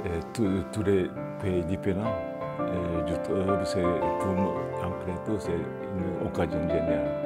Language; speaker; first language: French; non-native, fluent; Japanese